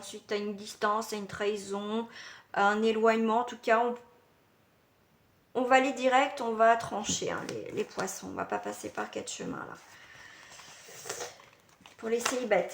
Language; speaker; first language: French; native; French